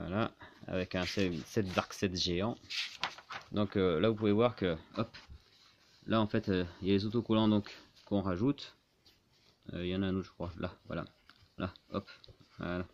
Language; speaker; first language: French; native; French